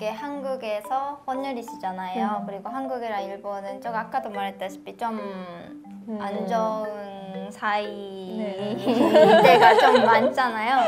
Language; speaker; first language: Korean; non-native, fluent; Japanese